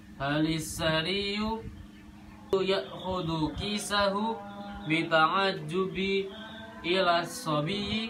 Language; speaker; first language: Arabic; non-native, learner; Indonesian